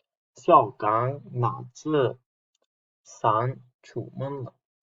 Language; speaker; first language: Chinese; non-native, fluent; Uzbek